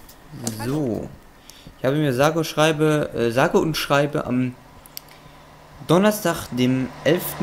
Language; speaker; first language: German; native; German